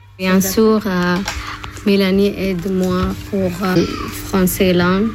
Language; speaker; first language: French; non-native, learner; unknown